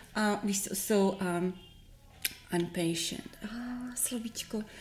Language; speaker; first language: Czech; native; Czech